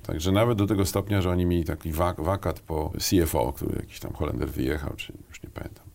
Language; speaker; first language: Polish; native; Polish